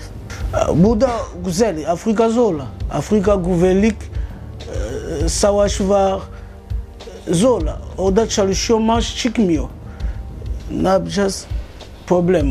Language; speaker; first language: Turkish; non-native, learner; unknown